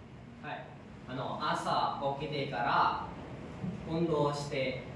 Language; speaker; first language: Japanese; non-native, learner; Filipino